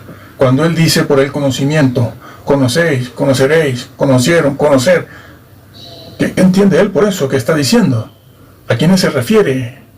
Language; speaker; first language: Spanish; native; Spanish